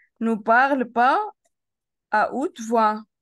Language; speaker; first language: French; non-native, fluent; Arabic